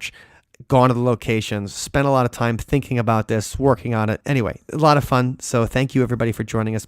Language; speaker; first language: English; native; English